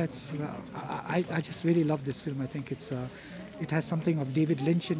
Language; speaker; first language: English; non-native, local second language; Tibetan